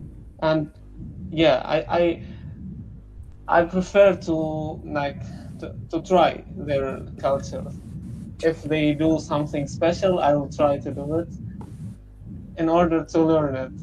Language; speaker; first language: English; non-native, learner; Arabic